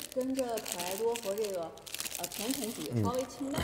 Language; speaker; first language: Chinese; native; Chinese